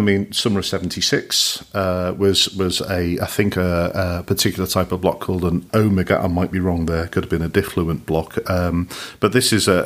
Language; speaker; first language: English; native; English